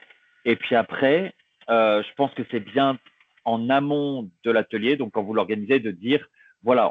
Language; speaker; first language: French; native; French